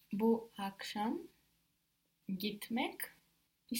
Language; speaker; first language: Turkish; non-native, learner; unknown